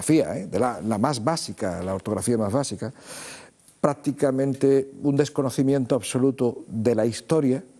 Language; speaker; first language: Spanish; native; Spanish